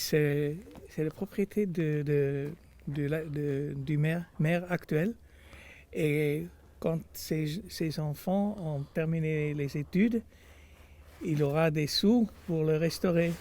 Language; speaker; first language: French; non-native, fluent; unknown